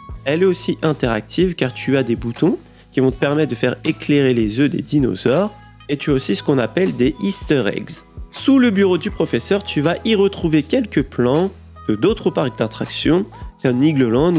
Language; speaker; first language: French; native; French